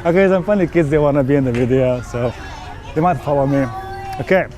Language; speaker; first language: English; non-native, fluent; Lithuanian